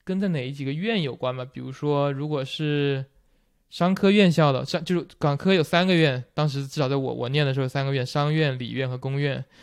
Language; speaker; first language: Chinese; native; Chinese